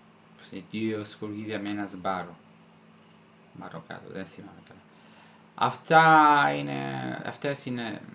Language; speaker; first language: Greek; non-native, fluent; Italian